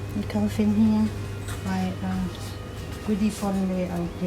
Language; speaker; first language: German; non-native, learner; Thai